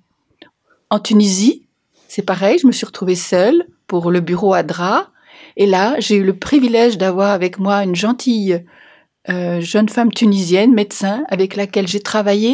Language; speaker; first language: French; native; French